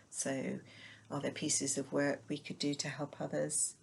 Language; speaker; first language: English; native; English